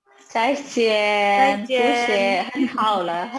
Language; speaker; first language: Chinese; non-native, learner; Indonesian